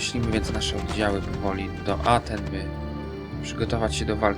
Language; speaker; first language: Polish; native; Polish